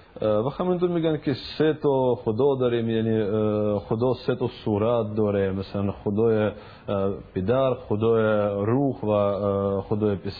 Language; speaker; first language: Persian; non-native, learner; Russian